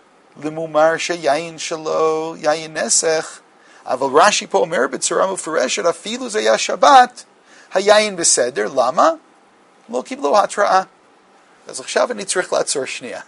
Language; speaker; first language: Hebrew; non-native, fluent; English